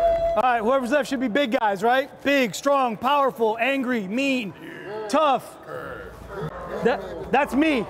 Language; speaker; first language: English; native; English